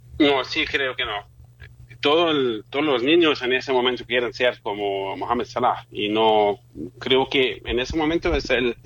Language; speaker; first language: Spanish; non-native, fluent; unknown